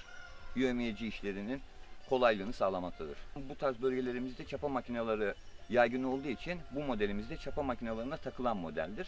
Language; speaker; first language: Turkish; native; Turkish